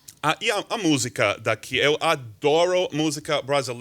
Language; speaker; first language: Portuguese; non-native, fluent; English